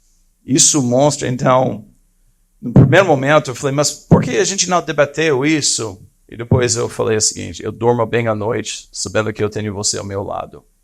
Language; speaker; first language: Portuguese; non-native, fluent; English